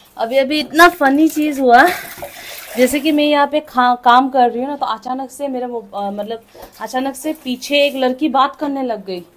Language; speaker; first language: Hindi; non-native, local second language; Adi